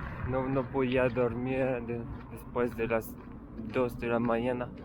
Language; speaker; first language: Spanish; non-native, learner; French